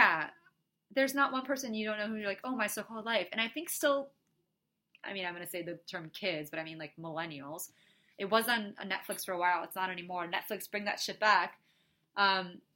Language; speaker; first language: English; early bilingual, other home language; Portuguese